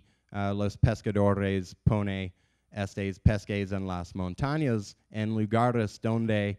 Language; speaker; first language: Spanish; non-native, learner; English